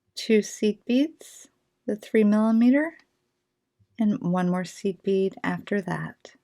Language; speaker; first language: English; native; English